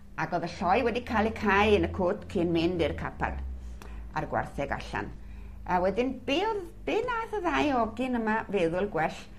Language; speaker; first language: Welsh; early bilingual, heritage; Welsh